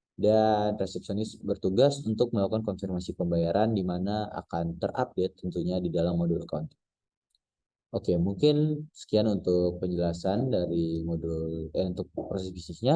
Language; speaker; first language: Indonesian; native; Indonesian